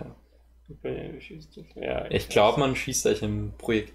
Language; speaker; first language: German; native; German